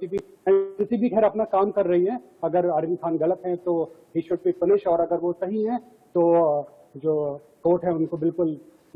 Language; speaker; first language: Hindi; native; Hindi